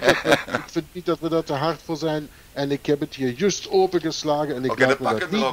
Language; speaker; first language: Dutch; non-native, fluent; German